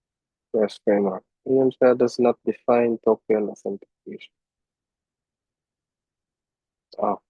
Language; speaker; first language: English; non-native, local second language; Cebuano